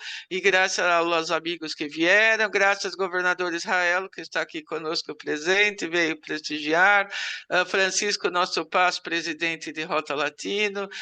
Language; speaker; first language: Portuguese; non-native, learner; Spanish